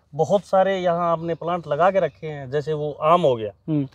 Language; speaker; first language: Hindi; native; Hindi